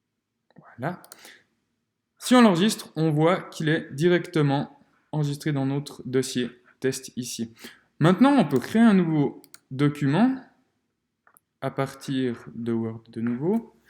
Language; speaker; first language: French; native; French